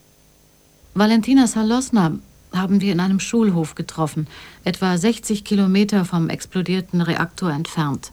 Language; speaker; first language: German; native; German